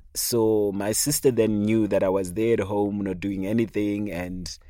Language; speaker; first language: English; non-native, local second language; Shona